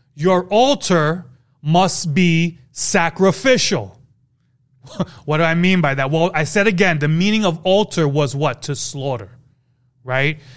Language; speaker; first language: English; native; English